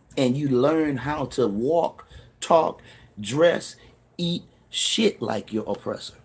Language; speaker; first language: English; native; English